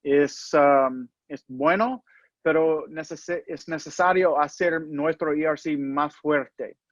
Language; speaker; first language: Spanish; non-native, learner; English